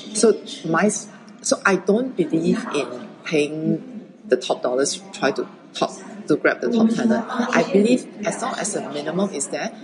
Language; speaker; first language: English; early bilingual, other home language; Chinese